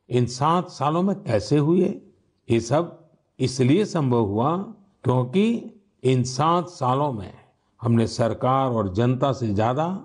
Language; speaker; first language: Hindi; non-native, local second language; Gujarati